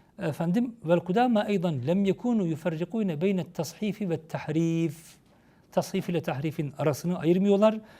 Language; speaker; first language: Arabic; non-native, fluent; Turkish